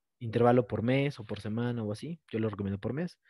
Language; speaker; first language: Spanish; native; Spanish